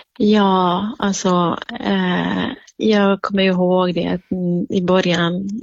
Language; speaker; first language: Swedish; non-native, fluent; Central Kurdish